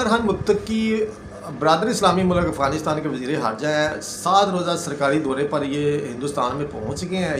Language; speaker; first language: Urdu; non-native, local second language; Punjabi